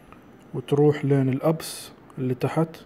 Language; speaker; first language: Arabic; native; Arabic